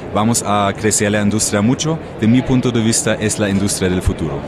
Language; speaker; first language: Spanish; non-native, fluent; German